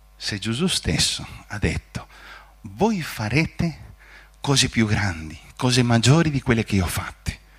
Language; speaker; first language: Italian; non-native, fluent; Spanish